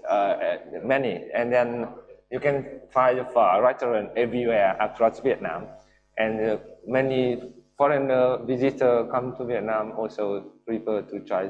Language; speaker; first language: English; non-native, learner; Vietnamese